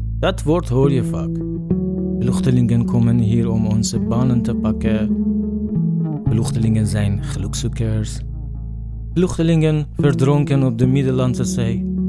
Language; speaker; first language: Dutch; non-native, fluent; Persian